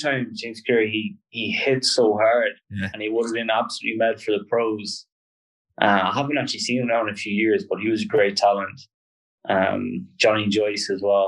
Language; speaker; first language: English; native; English